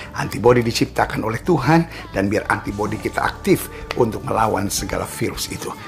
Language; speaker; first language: Indonesian; native; Indonesian